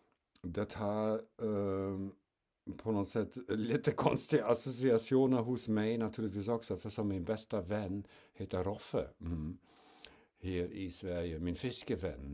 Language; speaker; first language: Swedish; non-native, fluent; German